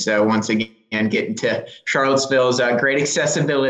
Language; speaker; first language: English; native; English